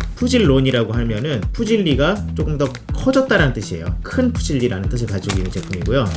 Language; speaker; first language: Korean; non-native, fluent; Italian